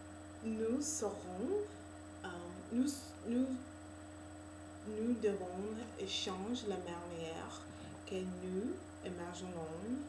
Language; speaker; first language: French; non-native, learner; English